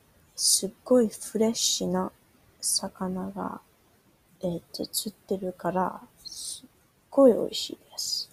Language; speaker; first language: Japanese; early bilingual, heritage; Japanese